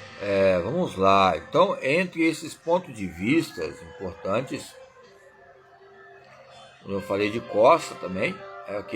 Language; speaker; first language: Portuguese; native; Portuguese